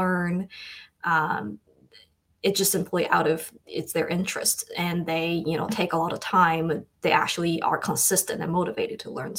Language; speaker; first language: English; non-native, fluent; Chinese